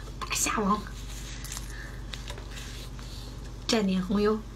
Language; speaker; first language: Chinese; native; Chinese